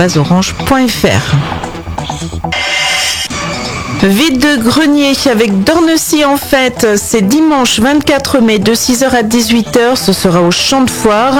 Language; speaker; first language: French; native; French